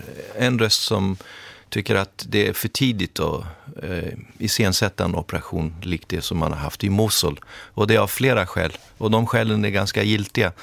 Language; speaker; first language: Swedish; native; Swedish